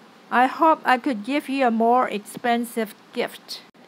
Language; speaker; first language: English; non-native, local second language; Cantonese